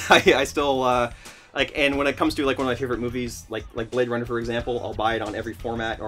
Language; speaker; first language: English; native; English